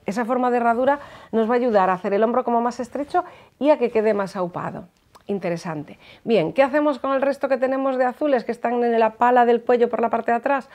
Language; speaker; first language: Spanish; native; Spanish